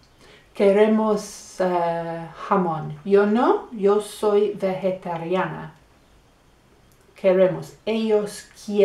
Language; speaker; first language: Spanish; non-native, fluent; English